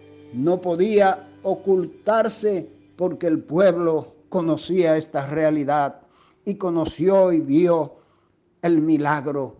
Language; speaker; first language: Spanish; native; Spanish